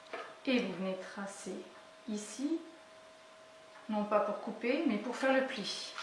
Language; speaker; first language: French; native; French